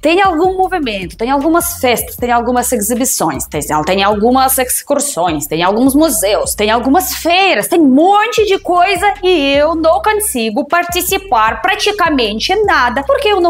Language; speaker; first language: Portuguese; non-native, fluent; Russian